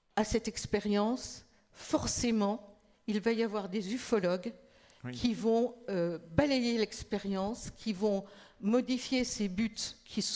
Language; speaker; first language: French; native; French